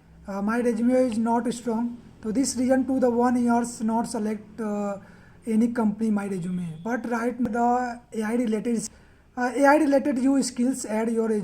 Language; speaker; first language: English; non-native, learner; Hindi